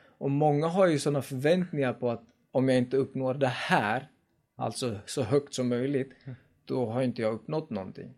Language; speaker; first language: Swedish; early bilingual, other home language; Kurdish